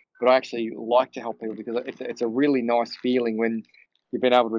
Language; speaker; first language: English; native; English